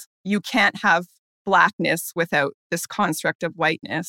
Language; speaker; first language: English; native; English